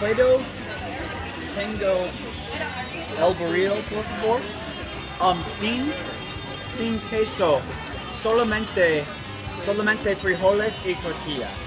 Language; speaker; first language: Spanish; non-native, learner; English